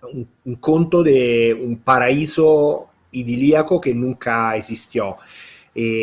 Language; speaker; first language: Spanish; non-native, fluent; Italian